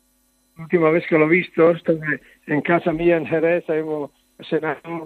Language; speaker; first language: Spanish; non-native, learner; Italian